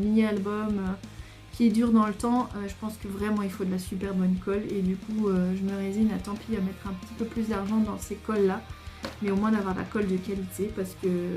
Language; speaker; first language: French; native; French